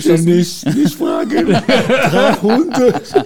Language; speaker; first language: German; non-native, learner; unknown